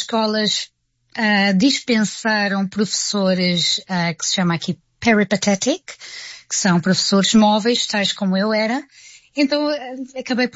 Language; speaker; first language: Portuguese; native; Portuguese